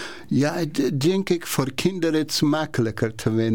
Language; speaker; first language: Dutch; non-native, learner; Persian